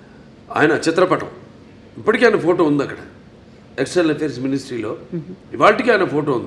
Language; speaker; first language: Telugu; native; Telugu